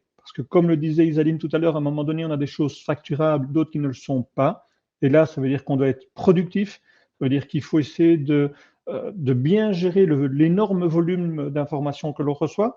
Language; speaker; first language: French; native; French